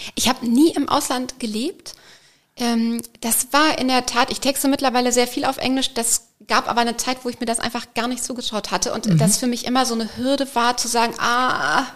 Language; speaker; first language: German; native; German